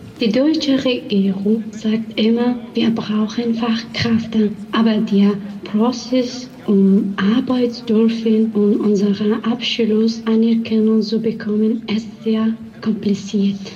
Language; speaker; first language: German; non-native, learner; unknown